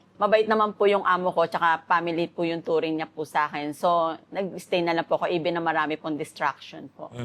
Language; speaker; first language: Filipino; native; Filipino